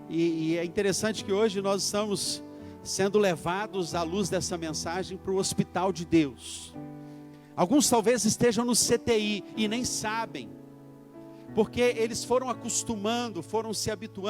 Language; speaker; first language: Portuguese; native; Portuguese